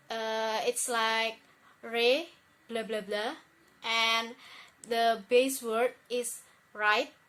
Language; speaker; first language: English; non-native, learner; Indonesian